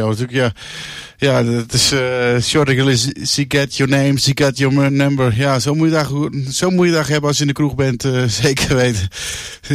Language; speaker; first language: Dutch; native; Dutch